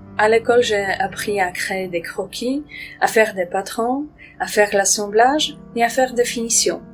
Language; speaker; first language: French; non-native, fluent; Polish